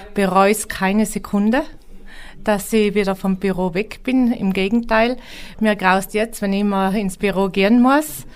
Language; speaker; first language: German; native; German